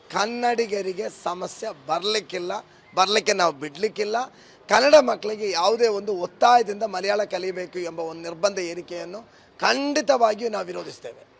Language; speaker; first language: Kannada; native; Kannada